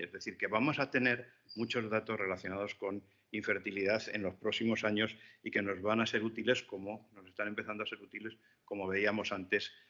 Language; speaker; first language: Spanish; native; Spanish